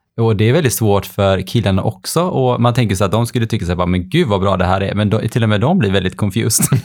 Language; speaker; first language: Swedish; early bilingual, other home language; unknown